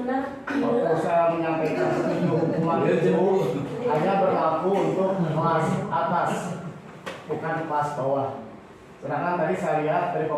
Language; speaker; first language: Indonesian; native; Indonesian